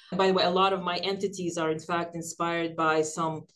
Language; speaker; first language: English; early bilingual, other home language; Ukrainian